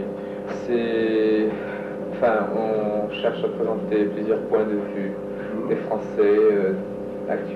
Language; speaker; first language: French; non-native, fluent; English